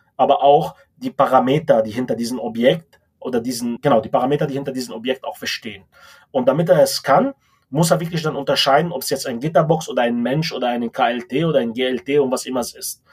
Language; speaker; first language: German; non-native, fluent; Arabic